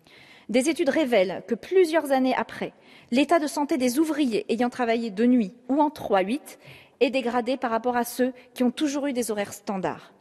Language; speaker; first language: French; native; French